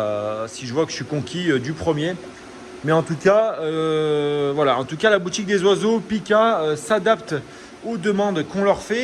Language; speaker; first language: French; native; French